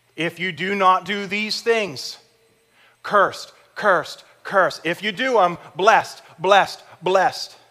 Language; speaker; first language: English; native; English